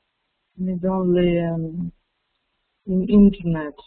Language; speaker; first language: English; non-native, fluent; Russian